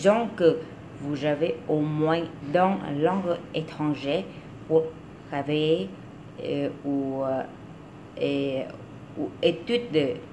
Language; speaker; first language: French; non-native, learner; Vietnamese